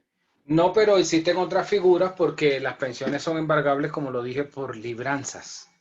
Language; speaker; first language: Spanish; native; Spanish